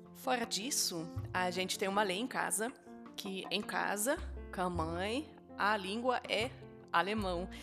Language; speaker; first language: Portuguese; non-native, fluent; German